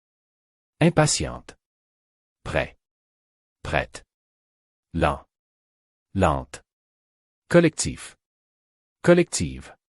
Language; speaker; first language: French; non-native, fluent; Arabic